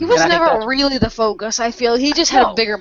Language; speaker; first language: English; native; English